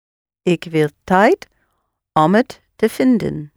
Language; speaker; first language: Dutch; non-native, learner; English